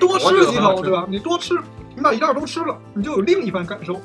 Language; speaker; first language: Chinese; native; Chinese